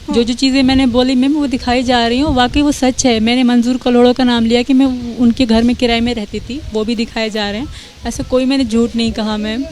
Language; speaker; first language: Hindi; non-native, local second language; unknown